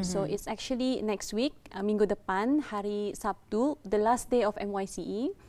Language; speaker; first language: English; non-native, local second language; Malay